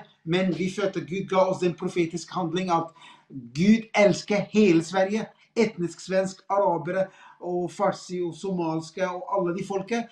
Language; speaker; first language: Swedish; non-native, fluent; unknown